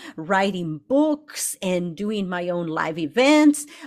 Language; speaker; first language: English; early bilingual, other home language; Spanish